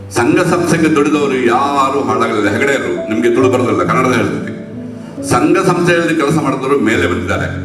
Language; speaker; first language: Kannada; non-native, local second language; Tulu